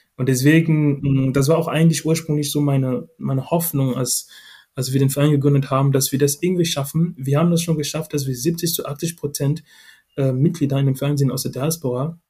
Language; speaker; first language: German; non-native, fluent; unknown